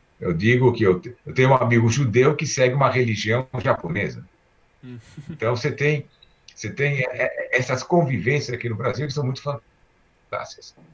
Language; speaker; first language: Portuguese; early bilingual, other home language; Armenian